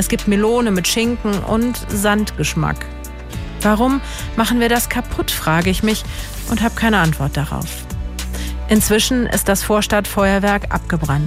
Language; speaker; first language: German; native; German